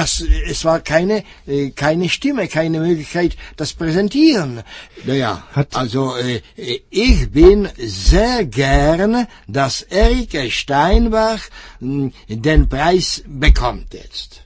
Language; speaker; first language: German; non-native, fluent; Czech